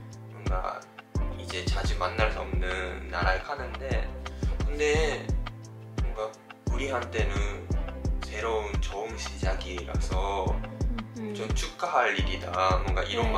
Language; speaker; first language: Korean; non-native, fluent; Japanese